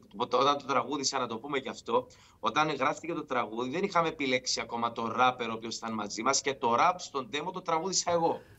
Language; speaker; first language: Greek; native; Greek